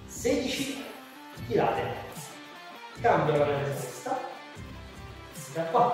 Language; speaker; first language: Italian; native; Italian